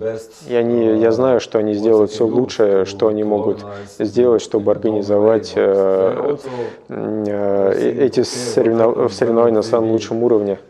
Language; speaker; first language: Russian; non-native, fluent; German